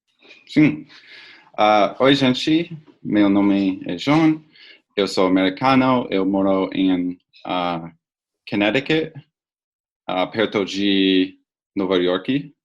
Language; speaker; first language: Portuguese; non-native, learner; English